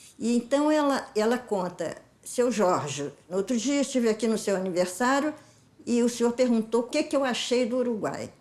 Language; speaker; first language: Portuguese; native; Portuguese